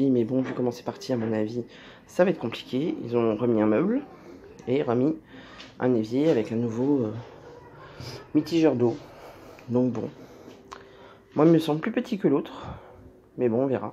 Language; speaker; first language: French; native; French